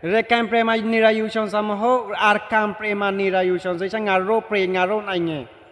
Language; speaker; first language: Burmese; native; Burmese